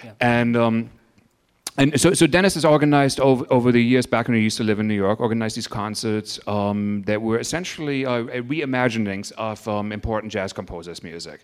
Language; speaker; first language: English; native; English